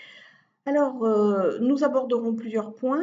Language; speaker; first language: French; native; French